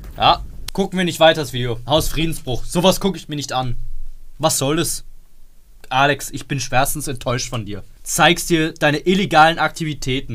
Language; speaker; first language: German; native; German